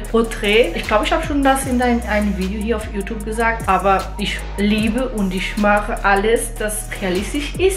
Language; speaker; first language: German; non-native, fluent; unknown